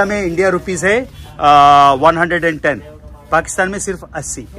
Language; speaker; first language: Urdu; non-native, local second language; Telugu